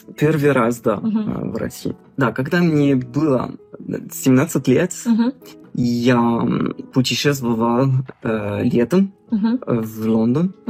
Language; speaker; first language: Russian; non-native, fluent; French